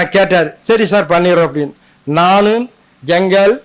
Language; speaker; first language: Tamil; native; Tamil